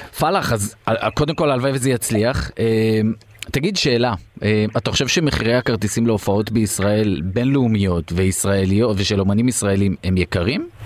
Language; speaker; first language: Hebrew; native; Hebrew